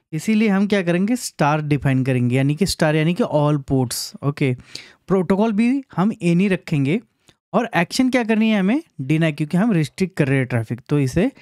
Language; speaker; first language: Hindi; non-native, local second language; Marathi